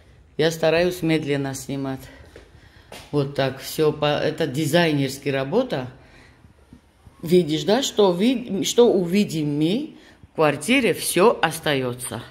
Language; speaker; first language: Russian; non-native, fluent; Georgian